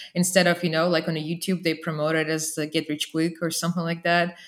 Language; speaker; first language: English; non-native, fluent; Russian